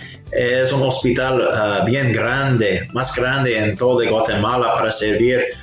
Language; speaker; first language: Spanish; non-native, fluent; English